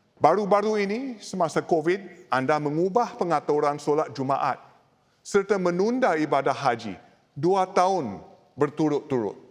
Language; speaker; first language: Malay; non-native, local second language; Chinese